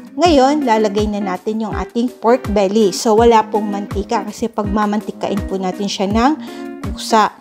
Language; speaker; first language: Filipino; non-native, local second language; Cebuano